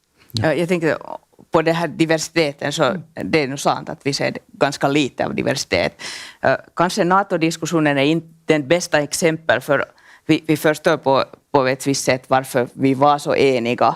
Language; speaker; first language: Swedish; non-native, local second language; Finnish